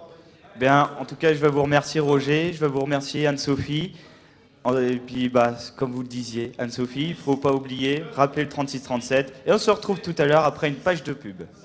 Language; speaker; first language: French; native; French